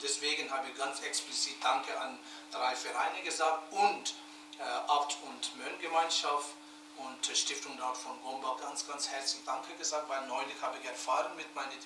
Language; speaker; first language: German; non-native, learner; Tibetan